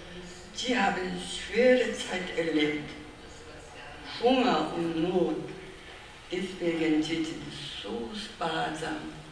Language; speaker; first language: German; non-native, fluent; Korean